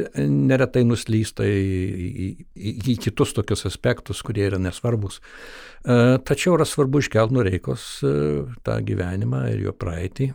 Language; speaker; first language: Lithuanian; early bilingual, heritage; Lithuanian